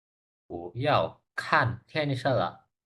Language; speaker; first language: Chinese; non-native, learner; Indonesian